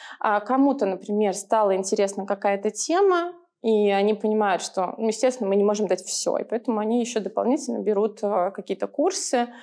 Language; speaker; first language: Russian; native; Russian